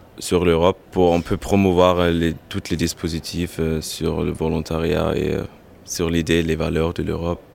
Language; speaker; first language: French; non-native, fluent; German